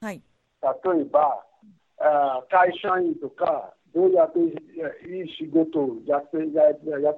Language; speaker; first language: Japanese; non-native, fluent; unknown